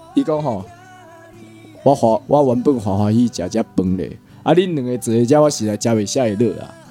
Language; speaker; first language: Chinese; native; Chinese